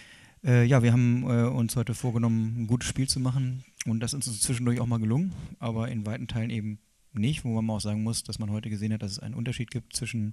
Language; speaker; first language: German; native; German